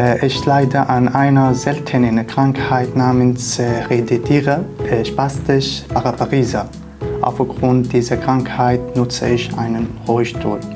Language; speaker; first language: German; non-native, learner; Arabic